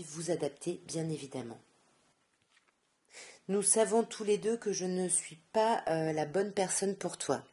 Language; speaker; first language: French; native; French